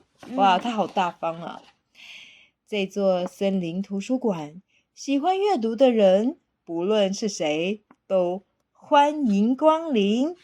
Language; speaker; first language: Chinese; native; Chinese